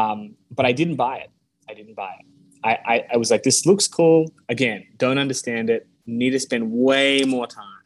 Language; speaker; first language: English; native; English